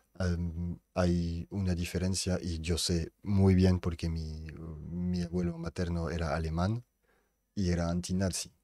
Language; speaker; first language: Spanish; non-native, fluent; French